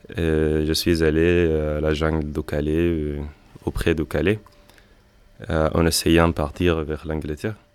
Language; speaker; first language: French; non-native, fluent; Arabic